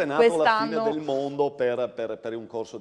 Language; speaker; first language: Italian; native; Italian